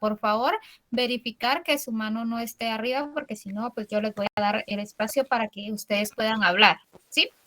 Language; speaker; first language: Spanish; native; Spanish